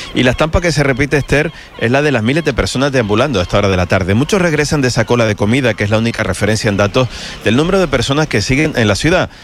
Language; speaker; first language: Spanish; native; Spanish